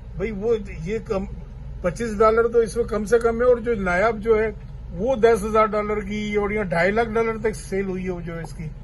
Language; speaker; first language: Urdu; native; Urdu